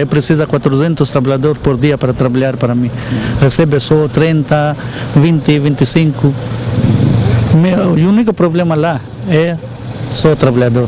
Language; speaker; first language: Portuguese; non-native, learner; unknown